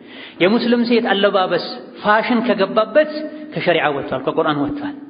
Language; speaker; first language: Amharic; native; Amharic